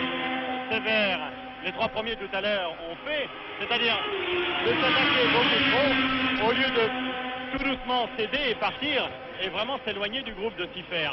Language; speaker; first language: French; native; French